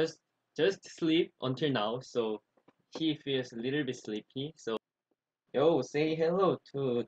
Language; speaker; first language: English; non-native, learner; Korean